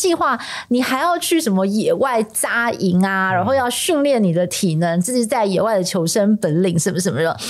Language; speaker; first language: Chinese; native; Chinese